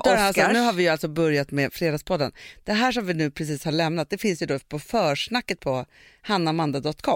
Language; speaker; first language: Swedish; native; Swedish